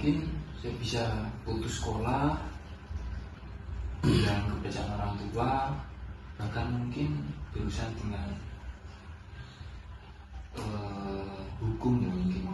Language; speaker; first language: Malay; non-native, fluent; Indonesian